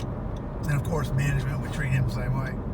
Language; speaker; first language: English; native; English